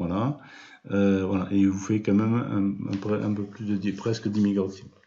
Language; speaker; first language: French; native; French